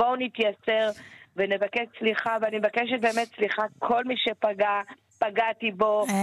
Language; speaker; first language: Hebrew; native; Hebrew